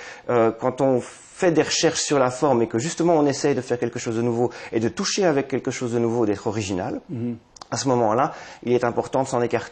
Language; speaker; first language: French; native; French